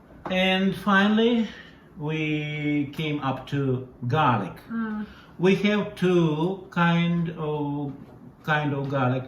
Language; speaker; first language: English; non-native, learner; Russian